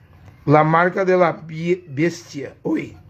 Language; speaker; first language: Spanish; non-native, learner; Portuguese